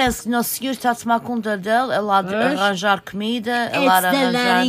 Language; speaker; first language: Portuguese; early bilingual, heritage; Portuguese